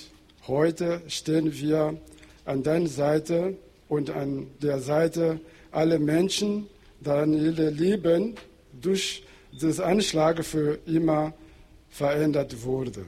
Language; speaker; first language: German; non-native, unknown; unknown